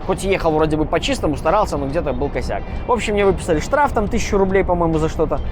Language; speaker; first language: Russian; native; Russian